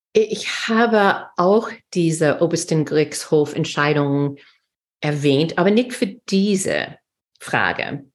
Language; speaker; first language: German; non-native, fluent; English